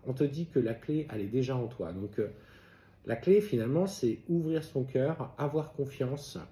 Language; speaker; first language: French; native; French